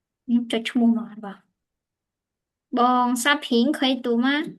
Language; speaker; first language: Chinese; non-native, fluent; Khmer